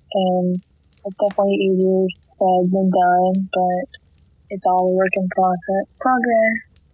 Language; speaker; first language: English; native; English